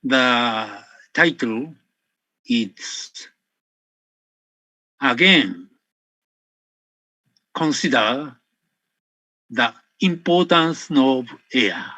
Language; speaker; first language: English; non-native, fluent; Japanese